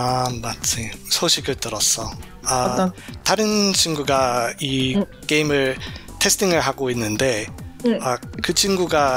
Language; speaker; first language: Korean; non-native, learner; English